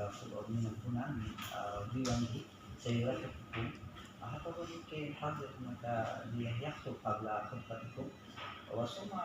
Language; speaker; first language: Arabic; non-native, learner; Indonesian